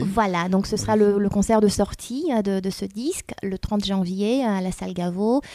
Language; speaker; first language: French; non-native, fluent; Romanian